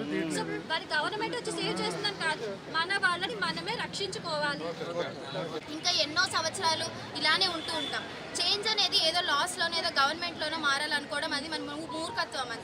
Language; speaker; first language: Telugu; native; Telugu